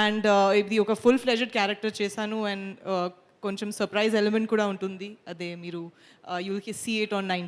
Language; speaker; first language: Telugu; non-native, learner; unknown